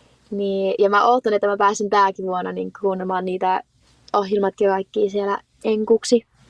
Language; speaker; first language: Finnish; early bilingual, heritage; Finnish